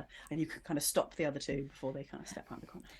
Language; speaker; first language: English; native; English